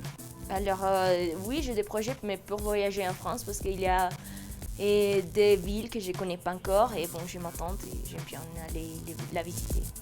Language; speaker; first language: French; non-native, fluent; Spanish